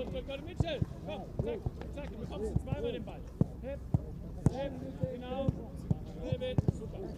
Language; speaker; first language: German; non-native, learner; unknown